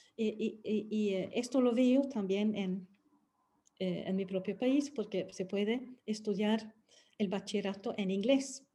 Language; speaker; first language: Spanish; non-native, fluent; Swedish